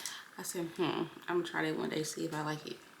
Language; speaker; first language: English; native; English